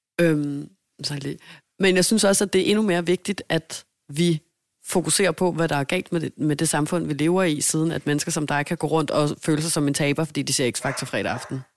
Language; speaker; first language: Danish; native; Danish